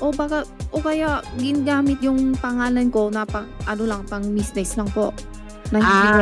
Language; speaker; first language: Filipino; non-native, learner; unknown